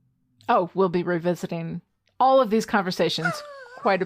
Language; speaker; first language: English; native; English